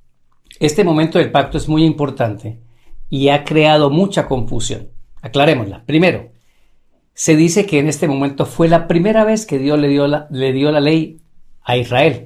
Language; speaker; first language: Spanish; native; Spanish